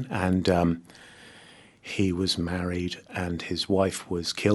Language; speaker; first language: English; native; English